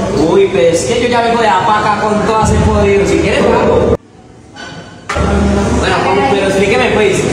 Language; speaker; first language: Spanish; native; Spanish